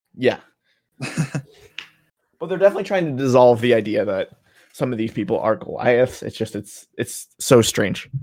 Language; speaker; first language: English; native; English